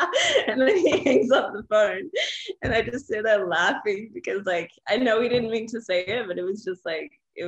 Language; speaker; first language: English; native; English